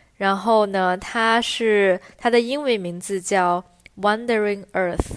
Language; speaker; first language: Chinese; native; Chinese